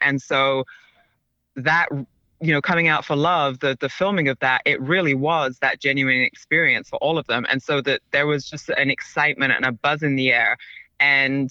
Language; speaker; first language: English; native; English